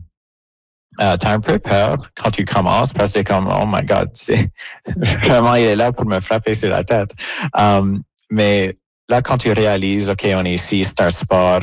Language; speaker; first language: French; native; French